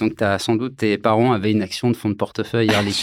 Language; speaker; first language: French; native; French